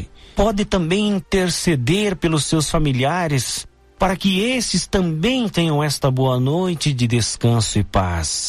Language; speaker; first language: Portuguese; native; Portuguese